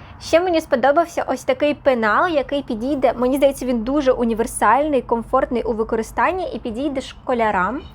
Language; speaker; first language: Ukrainian; non-native, local second language; Russian